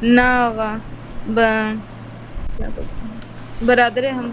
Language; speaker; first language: Persian; non-native, learner; Urdu